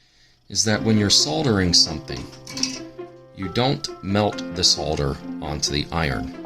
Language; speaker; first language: English; native; English